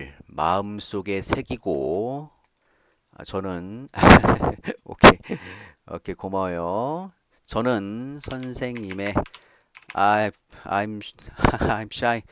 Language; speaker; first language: Korean; native; Korean